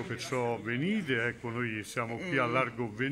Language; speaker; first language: Italian; native; Italian